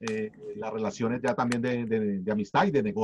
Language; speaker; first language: Spanish; native; Spanish